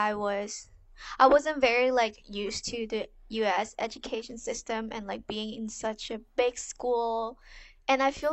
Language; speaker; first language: English; non-native, local second language; Cantonese